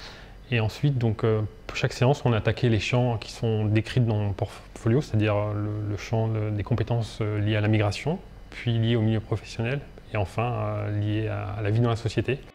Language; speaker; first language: French; native; French